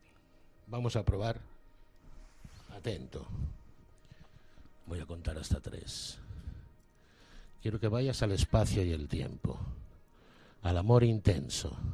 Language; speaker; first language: Spanish; native; Spanish